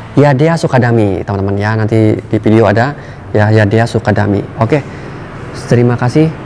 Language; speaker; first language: Indonesian; native; Indonesian